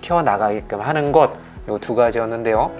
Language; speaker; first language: Korean; native; Korean